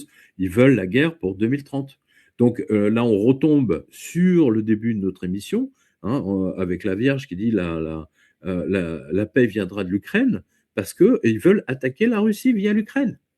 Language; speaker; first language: French; native; French